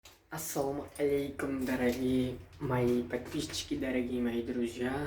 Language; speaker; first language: Russian; non-native, fluent; Tajik